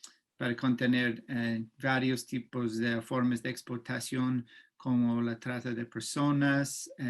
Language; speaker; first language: Spanish; non-native, fluent; English